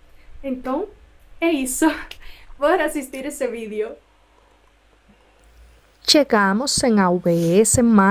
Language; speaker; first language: Portuguese; non-native, fluent; Spanish